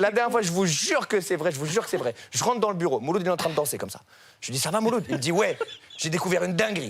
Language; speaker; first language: French; native; French